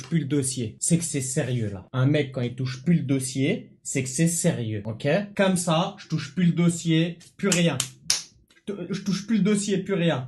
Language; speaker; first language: French; native; French